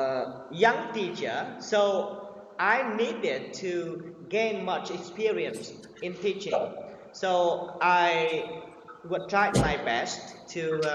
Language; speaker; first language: English; non-native, learner; Vietnamese